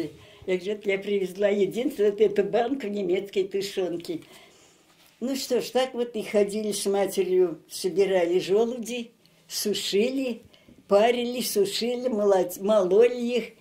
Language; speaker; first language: Russian; native; Russian